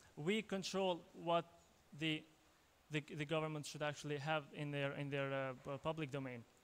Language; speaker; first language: English; non-native, fluent; Albanian